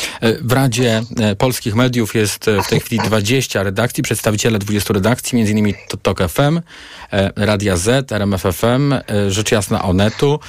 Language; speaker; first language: Polish; native; Polish